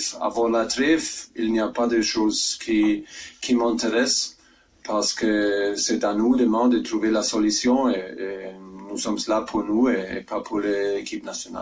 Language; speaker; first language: French; non-native, fluent; German